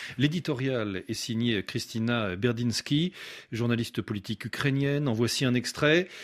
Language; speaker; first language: French; native; French